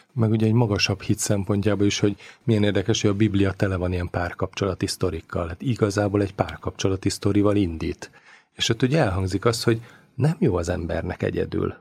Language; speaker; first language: Hungarian; native; Hungarian